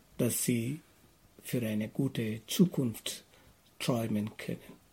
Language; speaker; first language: German; non-native, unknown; Telugu